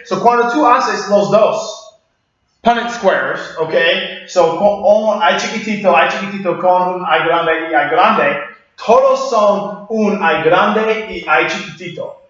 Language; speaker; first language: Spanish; non-native, learner; English